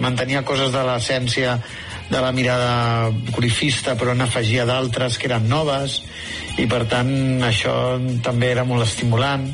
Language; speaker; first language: Catalan; native; Catalan